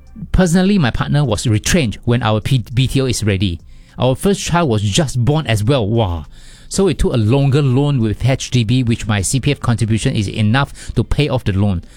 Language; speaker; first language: English; non-native, local second language; Chinese